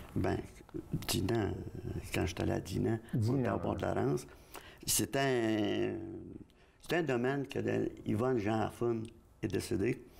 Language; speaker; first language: French; native; French